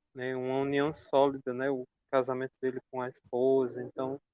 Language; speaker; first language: Portuguese; native; Portuguese